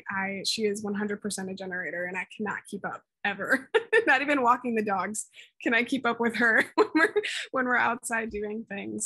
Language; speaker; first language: English; native; English